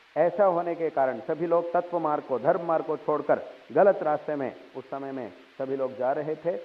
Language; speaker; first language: Hindi; non-native, local second language; Telugu